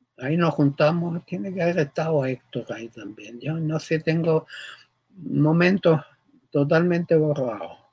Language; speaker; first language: Spanish; early bilingual, other home language; German